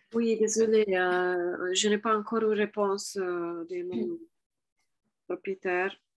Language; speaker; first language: French; non-native, fluent; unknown